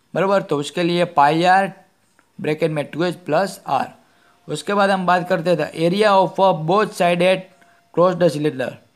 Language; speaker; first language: Hindi; non-native, local second language; Gujarati